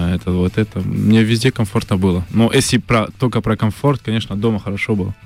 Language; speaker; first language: Russian; early bilingual, heritage; French